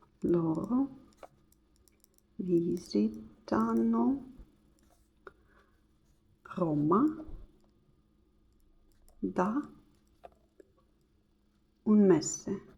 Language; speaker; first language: Italian; non-native, learner; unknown